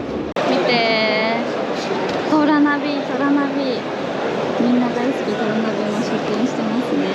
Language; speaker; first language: Japanese; native; Japanese